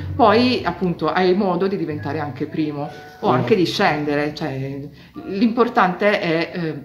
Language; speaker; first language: Italian; native; Italian